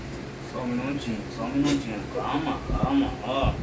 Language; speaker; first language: Portuguese; non-native, learner; Haitian Creole